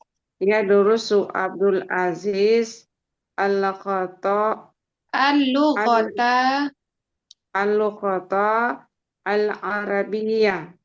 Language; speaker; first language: Arabic; non-native, learner; Indonesian